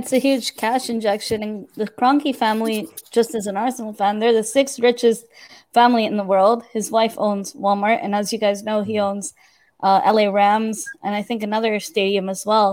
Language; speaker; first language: English; native; English